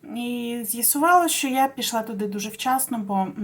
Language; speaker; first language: Ukrainian; non-native, local second language; Russian